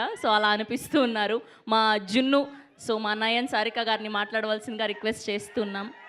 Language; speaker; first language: Telugu; native; Telugu